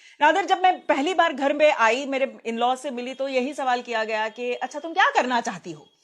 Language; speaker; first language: Hindi; non-native, local second language; Gujarati